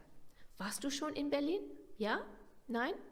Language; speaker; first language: German; non-native, fluent; English